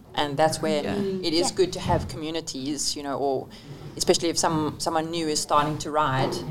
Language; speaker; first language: English; native; English